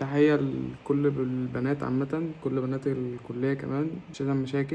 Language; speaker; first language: Arabic; native; Arabic